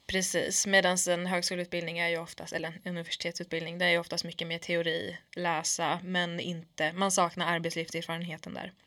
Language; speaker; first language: Swedish; early bilingual, other home language; Kurdish